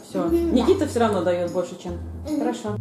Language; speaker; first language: Russian; native; Russian